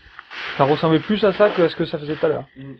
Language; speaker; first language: French; native; French